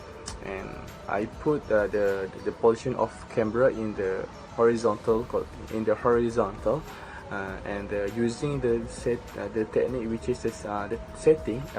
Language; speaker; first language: English; non-native, learner; Malay